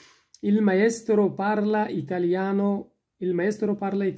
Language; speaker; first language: Italian; non-native, fluent; Persian